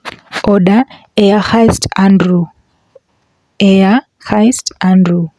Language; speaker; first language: German; non-native, learner; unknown